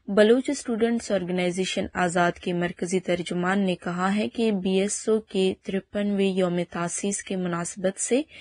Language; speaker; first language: Urdu; non-native, local second language; Baluchi